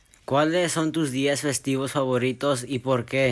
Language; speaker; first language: Spanish; early bilingual, heritage; Spanish